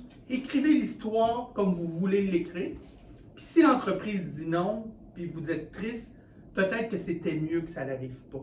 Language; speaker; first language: French; native; French